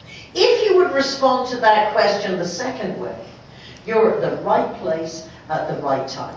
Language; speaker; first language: English; native; English